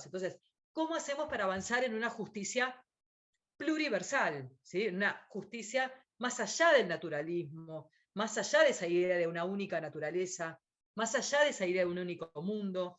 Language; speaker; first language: Spanish; native; Spanish